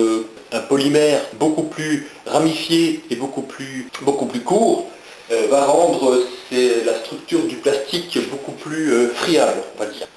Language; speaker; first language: French; native; French